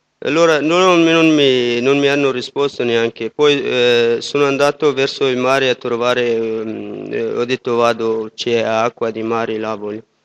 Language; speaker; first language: Italian; non-native, fluent; Persian